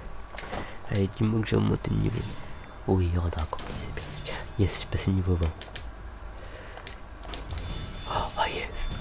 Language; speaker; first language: French; native; French